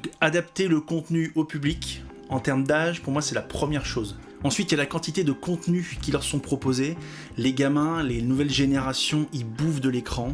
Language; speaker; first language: French; native; French